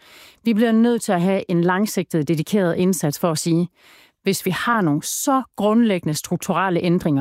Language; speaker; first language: Danish; native; Danish